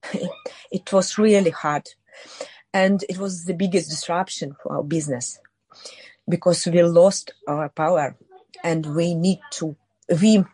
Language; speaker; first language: English; non-native, learner; Ukrainian